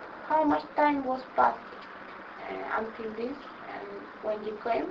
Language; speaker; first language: English; non-native, learner; Spanish